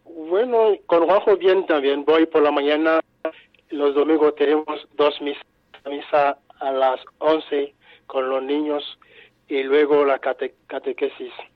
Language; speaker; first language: Spanish; non-native, fluent; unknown